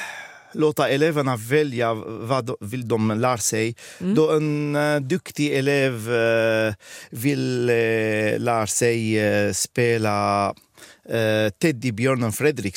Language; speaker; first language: Swedish; non-native, fluent; Arabic